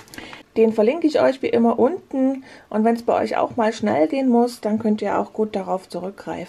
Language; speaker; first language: German; native; German